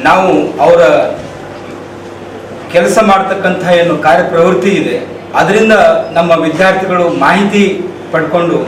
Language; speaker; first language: Kannada; native; Kannada